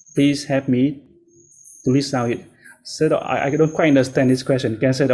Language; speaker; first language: English; non-native, learner; Vietnamese